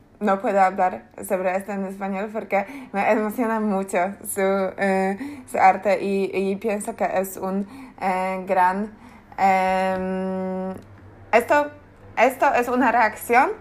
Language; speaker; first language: Spanish; non-native, learner; Polish